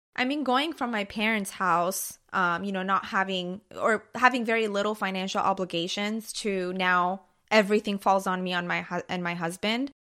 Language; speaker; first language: English; early bilingual, other home language; Persian